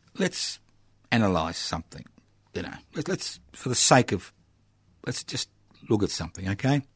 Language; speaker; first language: English; early bilingual, other home language; Italian